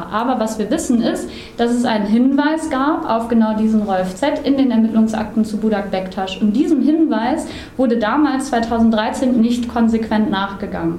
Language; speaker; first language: German; native; German